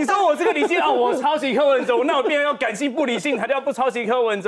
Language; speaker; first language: Chinese; native; Chinese